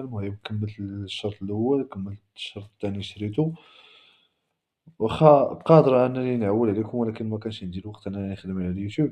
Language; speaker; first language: Arabic; native; Arabic